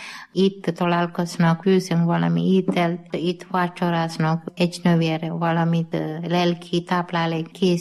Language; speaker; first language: Hungarian; non-native, learner; Malayalam